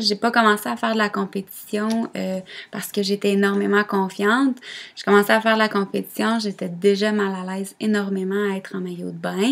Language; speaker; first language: French; native; French